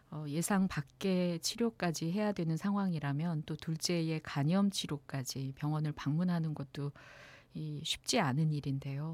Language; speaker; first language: Korean; native; Korean